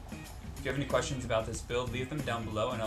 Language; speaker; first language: English; native; English